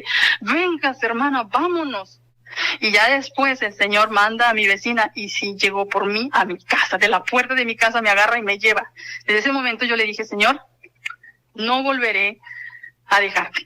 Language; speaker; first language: Spanish; native; Spanish